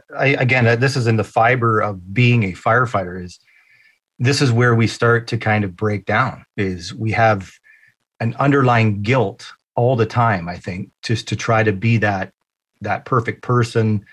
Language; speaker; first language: English; native; English